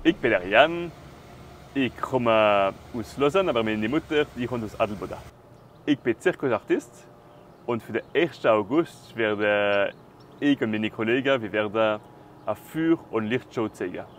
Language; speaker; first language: German; non-native, local second language; French